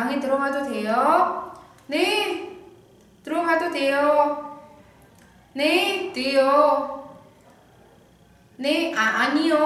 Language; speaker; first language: Korean; non-native, fluent; Indonesian